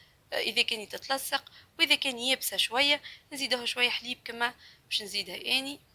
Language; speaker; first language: Arabic; native; Arabic